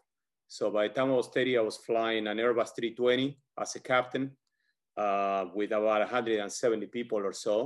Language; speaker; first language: English; non-native, fluent; Spanish